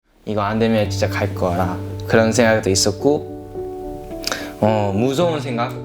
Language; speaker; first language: Korean; early bilingual, heritage; English